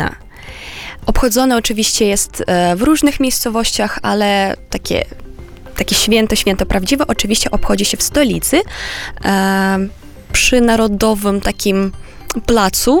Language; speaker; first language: Polish; non-native, fluent; Romanian